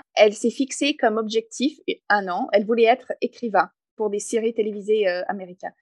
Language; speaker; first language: French; non-native, fluent; English